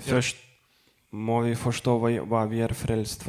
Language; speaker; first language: Norwegian; non-native, fluent; Lithuanian